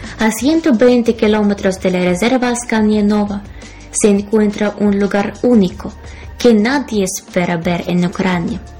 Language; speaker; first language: Spanish; non-native, fluent; Ukrainian